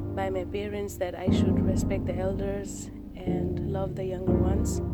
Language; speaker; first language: English; non-native, local second language; Nepali